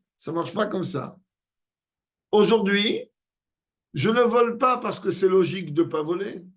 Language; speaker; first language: French; native; French